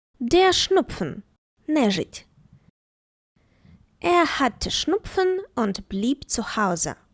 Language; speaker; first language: German; non-native, fluent; Ukrainian